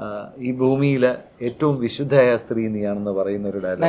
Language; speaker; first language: Malayalam; native; Malayalam